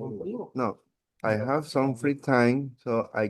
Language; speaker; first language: English; non-native, learner; Spanish